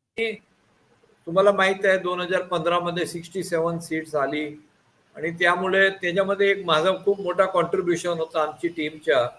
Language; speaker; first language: Marathi; non-native, local second language; Gujarati